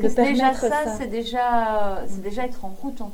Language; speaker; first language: French; native; French